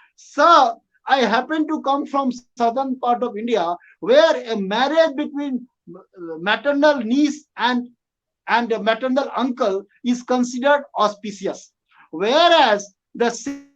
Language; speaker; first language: English; non-native, local second language; Maithili